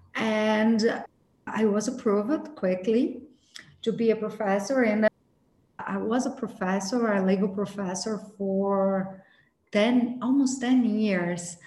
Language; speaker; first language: English; non-native, fluent; Portuguese